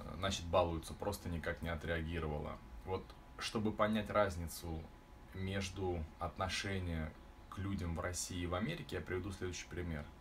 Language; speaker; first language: Russian; native; Russian